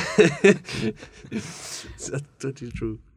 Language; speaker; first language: English; non-native, learner; French